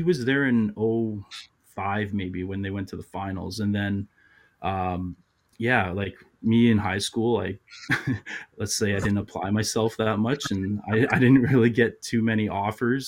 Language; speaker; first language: English; native; English